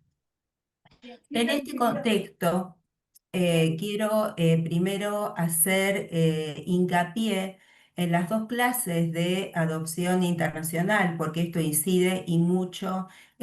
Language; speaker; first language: Spanish; native; Spanish